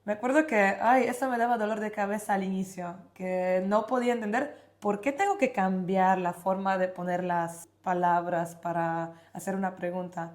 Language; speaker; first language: Spanish; non-native, fluent; Polish